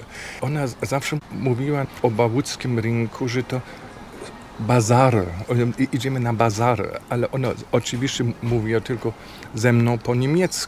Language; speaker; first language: Polish; non-native, fluent; German